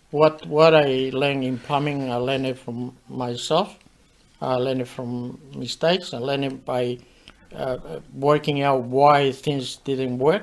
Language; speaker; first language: English; non-native, fluent; Spanish